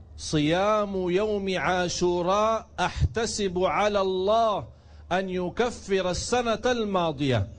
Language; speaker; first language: Indonesian; non-native, fluent; Arabic